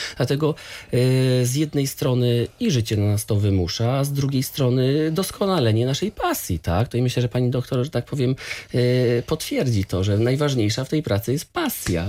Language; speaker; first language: Polish; native; Polish